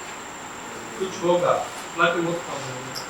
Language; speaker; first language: Hindi; non-native, learner; Turkish